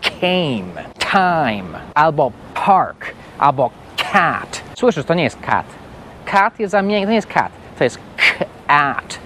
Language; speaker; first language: Polish; non-native, fluent; English